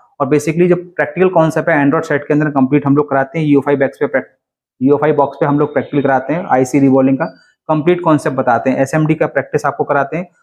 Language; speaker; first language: Hindi; native; Hindi